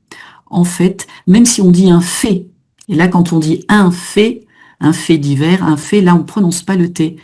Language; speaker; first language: French; native; French